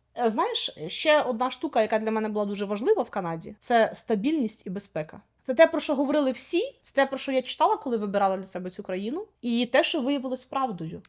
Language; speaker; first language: Ukrainian; native; Ukrainian